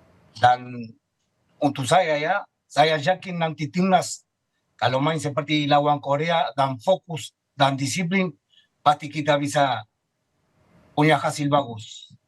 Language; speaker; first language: Indonesian; non-native, fluent; Spanish